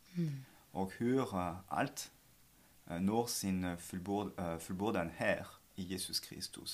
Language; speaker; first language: Swedish; non-native, fluent; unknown